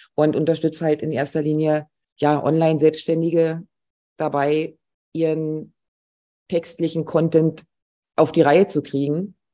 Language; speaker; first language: German; native; German